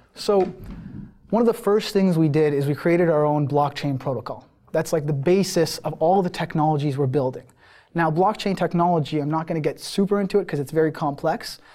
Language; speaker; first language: English; early bilingual, other home language; Persian